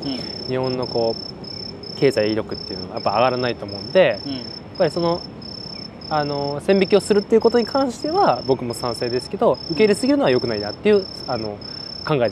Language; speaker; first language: Japanese; native; Japanese